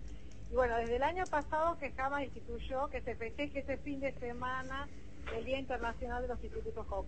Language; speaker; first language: Spanish; native; Spanish